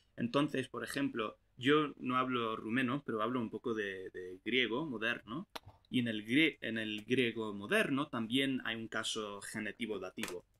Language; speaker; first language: Spanish; non-native, fluent; English